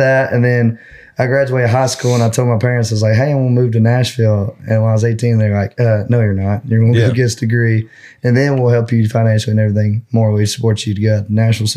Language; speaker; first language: English; native; English